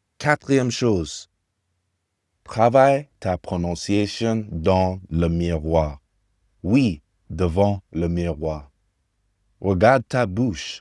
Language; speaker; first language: French; non-native, fluent; English